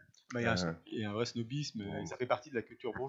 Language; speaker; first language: French; native; French